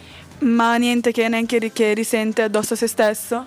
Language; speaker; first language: Italian; native; Italian